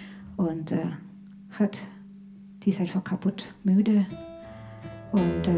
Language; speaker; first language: German; non-native, fluent; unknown